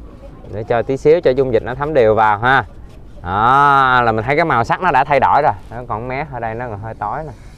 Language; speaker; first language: Vietnamese; native; Vietnamese